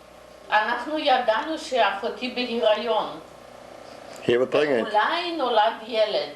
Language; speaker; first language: Hebrew; non-native, fluent; Yiddish